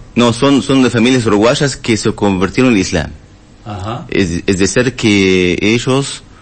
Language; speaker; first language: Spanish; non-native, learner; Arabic